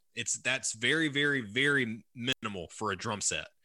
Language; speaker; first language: English; native; English